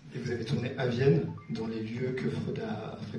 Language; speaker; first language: French; native; French